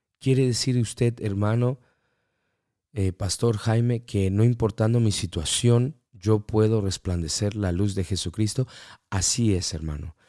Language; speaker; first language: Spanish; early bilingual, heritage; Spanish